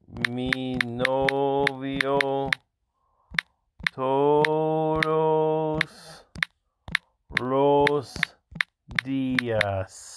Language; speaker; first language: Spanish; non-native, learner; English